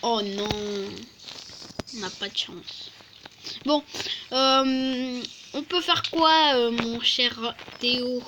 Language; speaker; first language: French; native; French